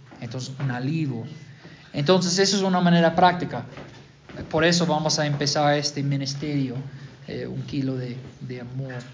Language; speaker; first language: Spanish; non-native, fluent; English